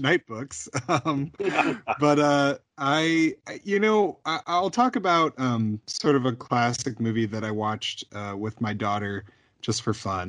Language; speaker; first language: English; native; English